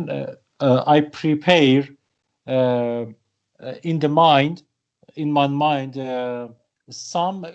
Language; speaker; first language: English; non-native, learner; Persian